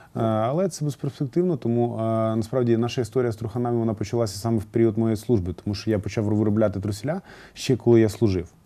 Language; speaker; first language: Ukrainian; native; Ukrainian